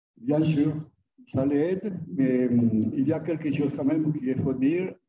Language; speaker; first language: French; non-native, fluent; Spanish